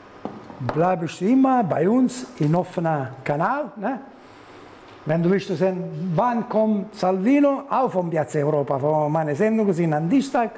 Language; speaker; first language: German; non-native, learner; Italian